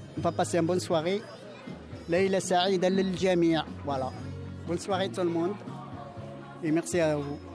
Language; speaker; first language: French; non-native, local second language; Arabic